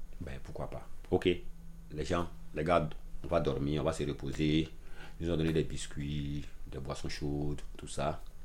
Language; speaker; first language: French; non-native, local second language; Dyula